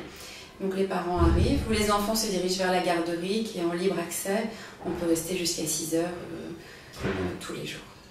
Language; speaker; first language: French; native; French